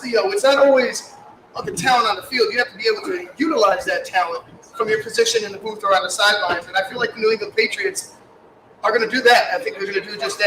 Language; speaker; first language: English; native; English